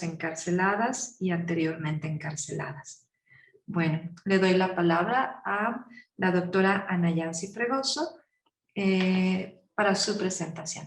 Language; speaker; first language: Spanish; native; Spanish